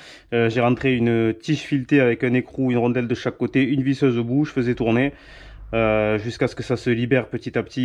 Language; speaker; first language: French; native; French